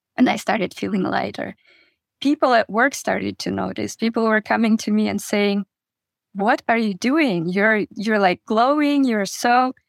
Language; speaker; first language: English; non-native, fluent; Russian